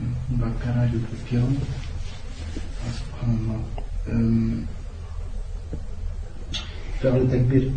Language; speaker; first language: Arabic; non-native, learner; French